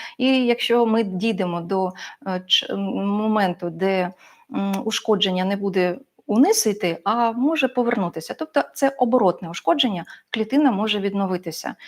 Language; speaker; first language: Ukrainian; non-native, local second language; Russian